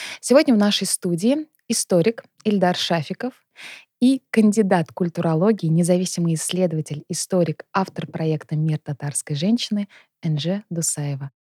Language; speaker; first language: Russian; native; Russian